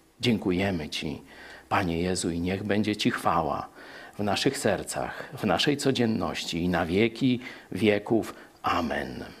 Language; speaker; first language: Polish; native; Polish